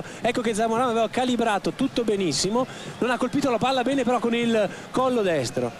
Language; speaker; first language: Italian; native; Italian